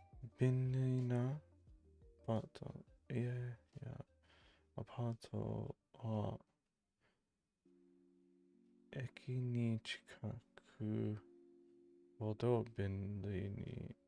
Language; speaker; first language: Japanese; non-native, learner; English